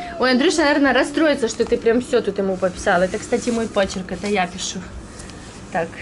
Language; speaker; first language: Russian; non-native, local second language; Ukrainian